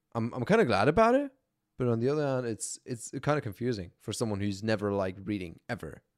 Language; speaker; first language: English; non-native, fluent; German